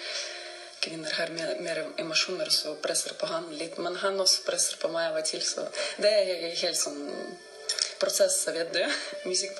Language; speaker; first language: Norwegian; non-native, fluent; Russian